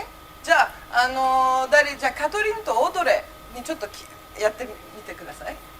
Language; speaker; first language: Japanese; early bilingual, heritage; Japanese